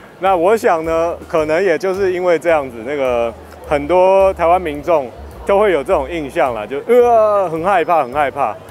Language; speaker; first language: Chinese; native; Chinese